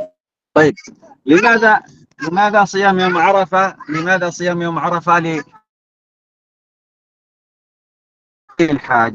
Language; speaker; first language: Arabic; native; Arabic